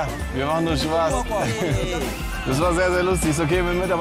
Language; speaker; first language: German; native; German